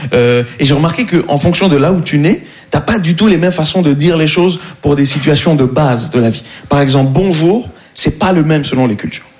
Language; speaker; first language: French; native; French